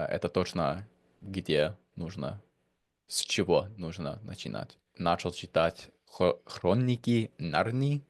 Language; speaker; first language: Russian; non-native, fluent; English